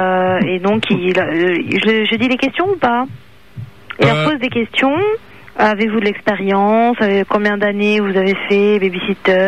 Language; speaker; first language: French; native; French